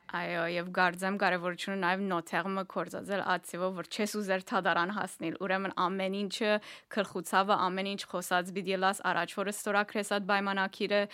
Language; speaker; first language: Armenian; early bilingual, heritage; Armenian